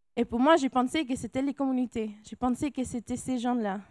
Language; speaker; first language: French; non-native, fluent; English